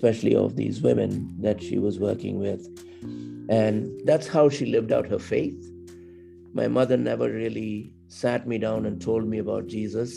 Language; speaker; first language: English; non-native, local second language; Tamil